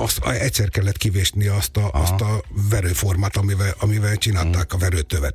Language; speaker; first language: Hungarian; native; Hungarian